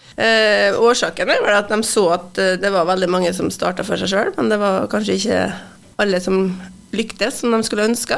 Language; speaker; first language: Norwegian; native; Norwegian